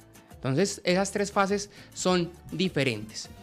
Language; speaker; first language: Spanish; native; Spanish